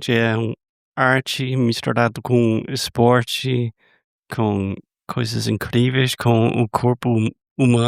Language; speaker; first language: Portuguese; non-native, fluent; English